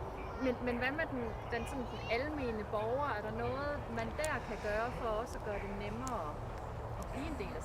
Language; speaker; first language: Danish; native; Danish